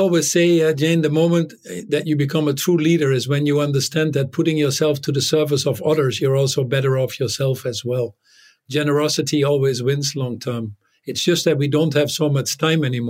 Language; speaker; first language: English; non-native, fluent; Dutch